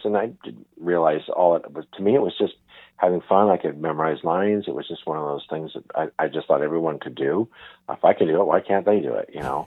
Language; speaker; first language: English; native; English